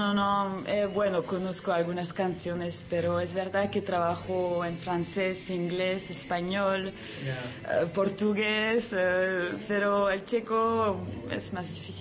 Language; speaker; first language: Spanish; early bilingual, heritage; French